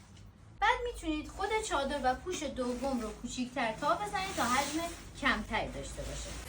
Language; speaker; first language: Persian; native; Persian